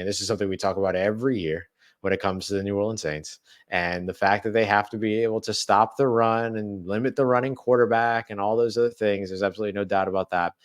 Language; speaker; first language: English; native; English